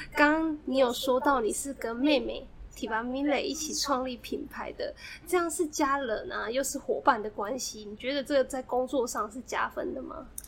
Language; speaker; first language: Chinese; native; Chinese